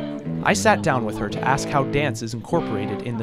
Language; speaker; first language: English; native; English